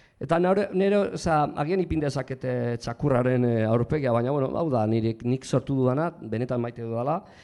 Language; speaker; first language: Basque; non-native, local second language; Spanish